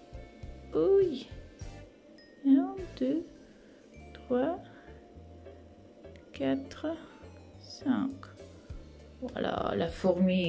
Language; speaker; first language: French; non-native, fluent; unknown